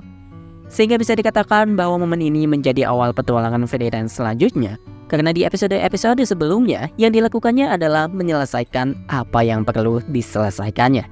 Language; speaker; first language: Indonesian; native; Indonesian